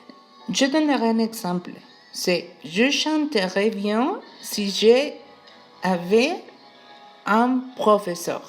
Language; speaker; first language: French; non-native, learner; Spanish